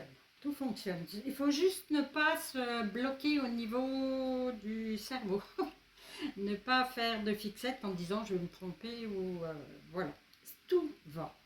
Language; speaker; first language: French; native; French